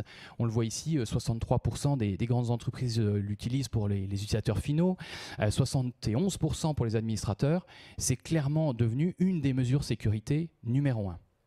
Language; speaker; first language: French; native; French